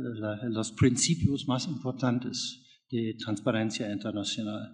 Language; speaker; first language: Spanish; non-native, learner; German